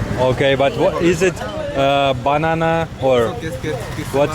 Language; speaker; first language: English; non-native, learner; Russian